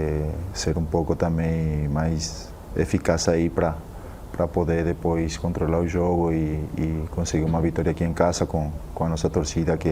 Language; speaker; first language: Portuguese; non-native, fluent; Spanish